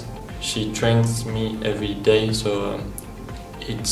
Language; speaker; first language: English; non-native, fluent; French